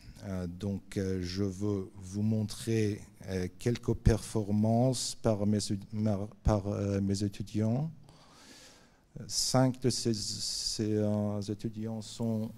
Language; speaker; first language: French; non-native, fluent; Persian